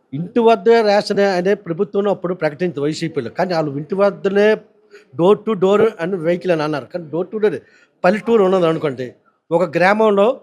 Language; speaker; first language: Telugu; native; Telugu